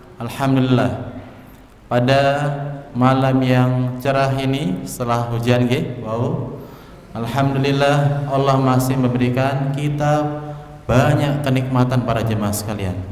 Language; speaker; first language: Indonesian; non-native, local second language; Javanese